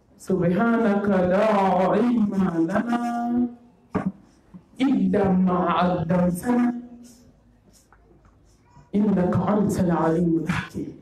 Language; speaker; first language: Arabic; non-native, fluent; Dyula